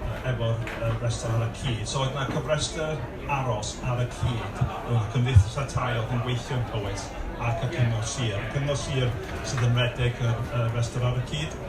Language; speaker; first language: Welsh; non-native, local second language; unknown